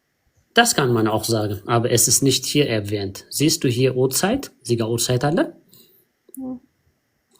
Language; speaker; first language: German; non-native, learner; Amharic